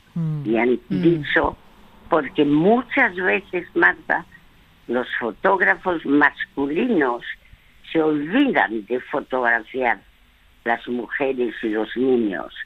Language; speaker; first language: Spanish; early bilingual, other home language; French